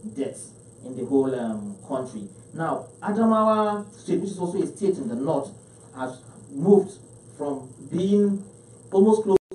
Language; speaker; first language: English; non-native, local second language; Hausa